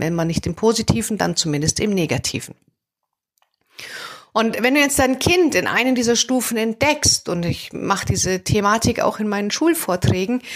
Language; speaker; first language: German; native; German